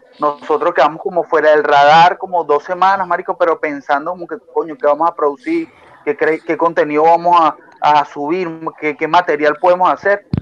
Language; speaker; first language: Spanish; native; Spanish